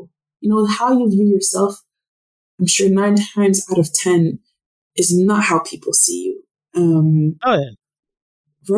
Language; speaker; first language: English; non-native, fluent; French